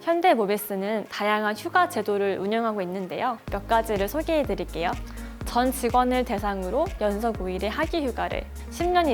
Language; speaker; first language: Korean; native; Korean